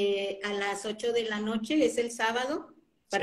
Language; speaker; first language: Spanish; native; Spanish